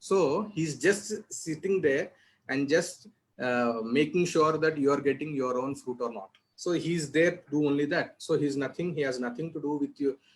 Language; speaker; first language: English; non-native, local second language; Telugu